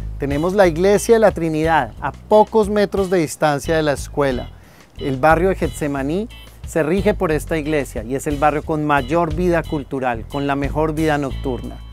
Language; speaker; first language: Spanish; native; Spanish